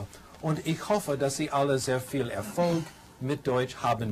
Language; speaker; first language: German; non-native, fluent; English